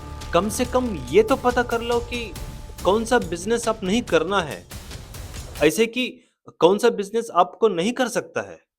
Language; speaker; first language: Hindi; non-native, local second language; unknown